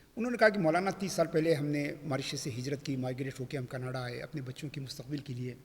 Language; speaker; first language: Urdu; native; Urdu